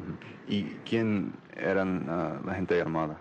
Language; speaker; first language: Spanish; non-native, fluent; English